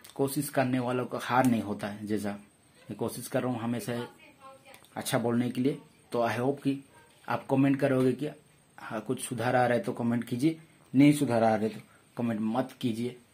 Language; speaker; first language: Hindi; non-native, local second language; Odia